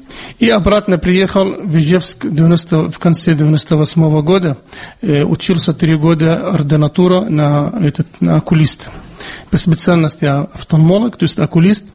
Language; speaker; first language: Russian; non-native, fluent; Arabic